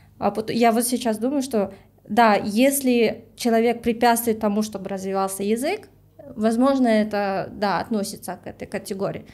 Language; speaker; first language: Russian; non-native, local second language; Kyrgyz